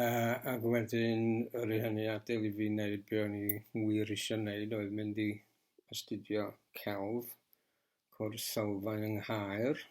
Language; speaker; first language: Welsh; native; Welsh